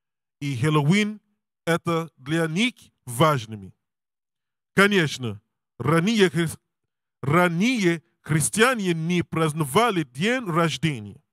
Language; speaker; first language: Russian; non-native, learner; English